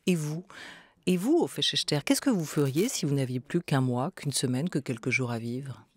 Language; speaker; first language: French; native; French